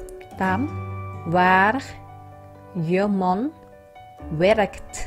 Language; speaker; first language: Dutch; non-native, learner; Vietnamese